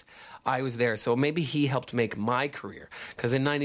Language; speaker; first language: English; native; English